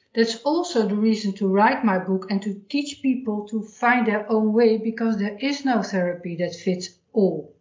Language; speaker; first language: English; non-native, fluent; Dutch